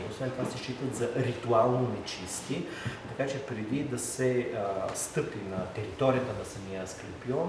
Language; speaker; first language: Bulgarian; native; Bulgarian